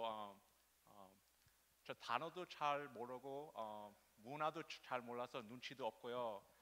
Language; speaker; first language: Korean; early bilingual, heritage; English